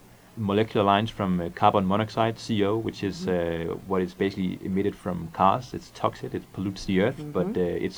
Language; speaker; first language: English; non-native, fluent; Danish